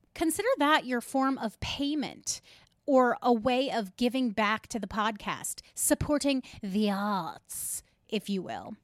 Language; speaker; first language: English; native; English